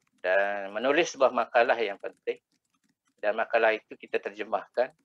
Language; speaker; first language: Malay; native; Malay